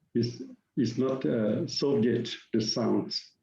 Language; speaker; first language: English; non-native, learner; Thai